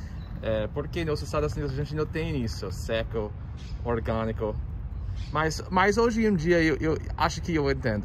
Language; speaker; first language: Portuguese; non-native, fluent; English